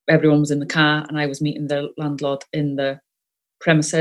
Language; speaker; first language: English; non-native, local second language; Welsh